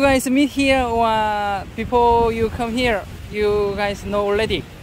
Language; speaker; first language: English; non-native, learner; Korean